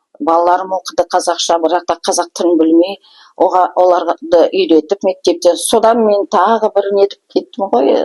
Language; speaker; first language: Kazakh; non-native, local second language; Tatar